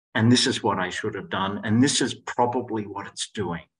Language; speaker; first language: English; non-native, local second language; Greek